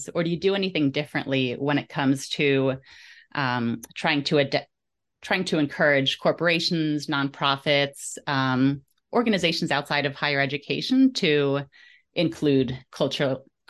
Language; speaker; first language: English; early bilingual, other home language; German